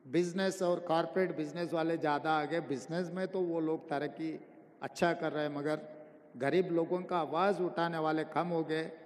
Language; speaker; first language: Hindi; non-native, local second language; Telugu